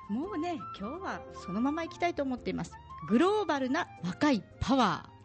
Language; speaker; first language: Japanese; native; Japanese